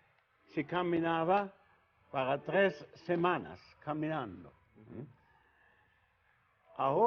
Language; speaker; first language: Spanish; non-native, learner; Italian